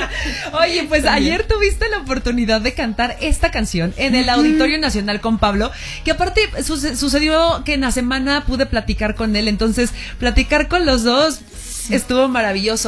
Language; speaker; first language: Spanish; native; Spanish